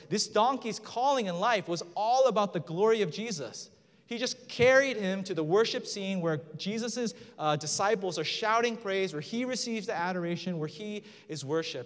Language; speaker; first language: English; early bilingual, other home language; Korean